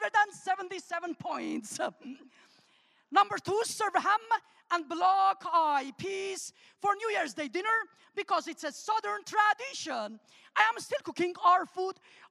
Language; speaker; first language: English; non-native, fluent; Armenian